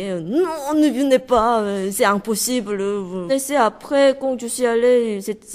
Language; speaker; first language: French; non-native, learner; Korean